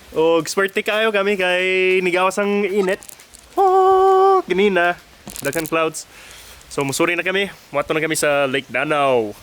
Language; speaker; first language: Cebuano; non-native, fluent; English